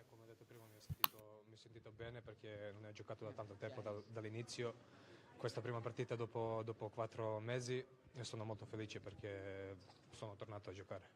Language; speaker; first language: Italian; non-native, learner; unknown